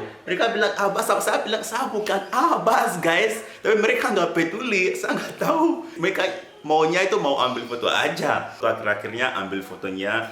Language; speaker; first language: Indonesian; non-native, fluent; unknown